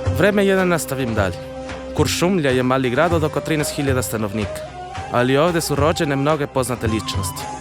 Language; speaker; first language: Serbian; non-native, fluent; Spanish